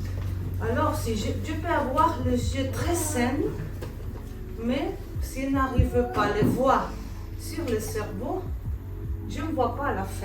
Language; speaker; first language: French; non-native, fluent; Spanish